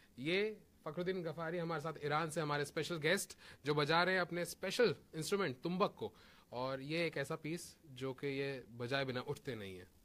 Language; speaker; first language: Hindi; native; Hindi